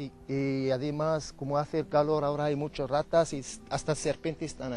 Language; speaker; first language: Spanish; non-native, learner; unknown